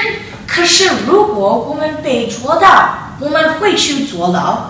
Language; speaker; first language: Chinese; non-native, learner; English